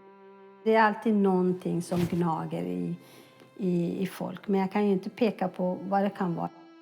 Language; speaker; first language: Swedish; early bilingual, other home language; Amharic